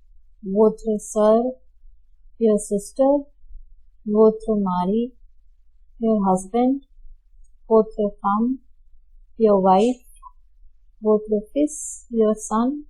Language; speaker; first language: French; non-native, fluent; Hindi